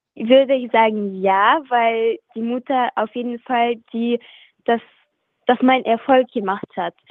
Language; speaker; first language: German; non-native, fluent; Russian